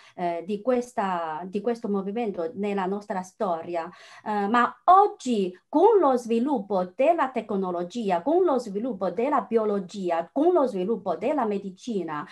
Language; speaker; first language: Italian; non-native, fluent; Chinese